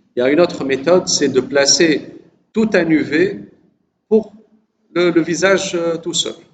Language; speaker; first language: French; non-native, local second language; Arabic